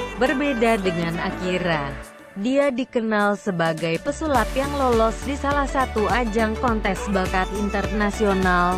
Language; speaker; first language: Indonesian; native; Indonesian